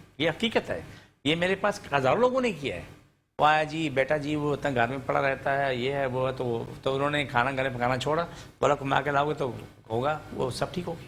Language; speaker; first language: Urdu; non-native, local second language; Punjabi